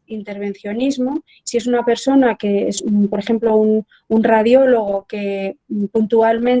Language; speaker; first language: Spanish; native; Spanish